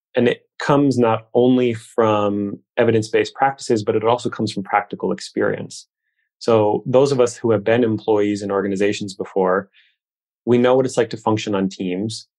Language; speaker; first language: English; native; English